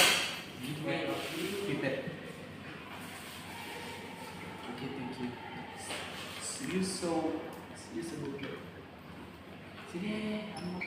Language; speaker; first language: English; non-native, learner; Indonesian